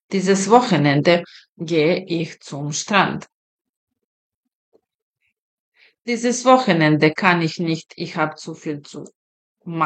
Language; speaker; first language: German; non-native, fluent; Serbian